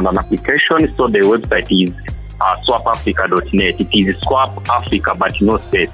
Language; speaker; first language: English; non-native, local second language; Kinyarwanda